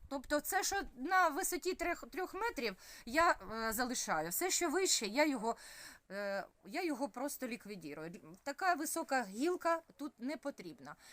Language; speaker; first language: Ukrainian; non-native, local second language; Russian